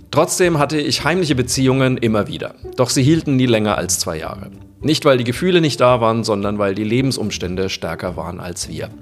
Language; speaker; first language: German; native; German